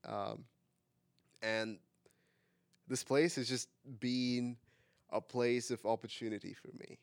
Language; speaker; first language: English; non-native, local second language; Marathi